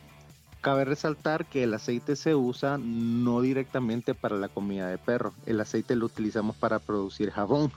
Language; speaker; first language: Spanish; native; Spanish